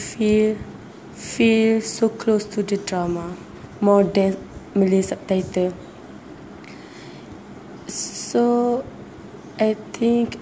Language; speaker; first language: English; non-native, learner; Malay